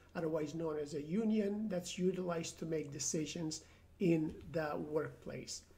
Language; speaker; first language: English; non-native, fluent; Persian